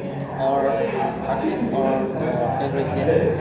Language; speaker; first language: English; non-native, learner; Indonesian